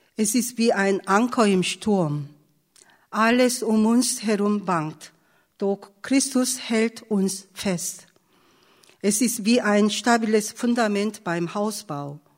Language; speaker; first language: German; non-native, fluent; Korean